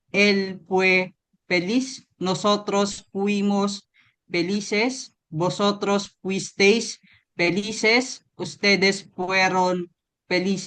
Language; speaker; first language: Spanish; non-native, learner; Filipino